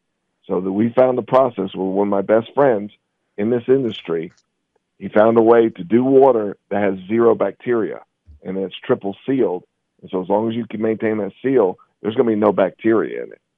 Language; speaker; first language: English; native; English